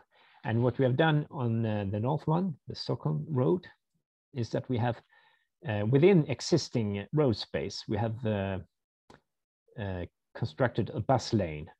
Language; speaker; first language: English; non-native, fluent; Swedish